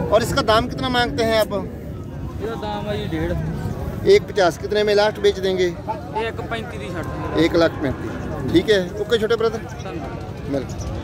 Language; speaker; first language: Hindi; non-native, local second language; Punjabi